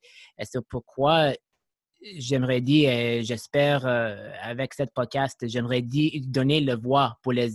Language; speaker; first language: French; non-native, learner; English